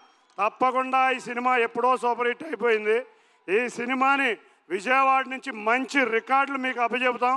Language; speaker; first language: Telugu; native; Telugu